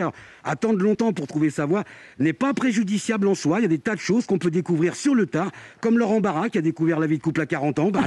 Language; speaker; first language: French; native; French